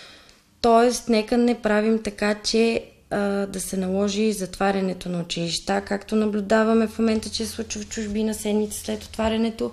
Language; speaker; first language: Bulgarian; native; Bulgarian